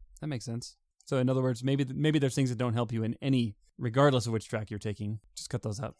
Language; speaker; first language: English; native; English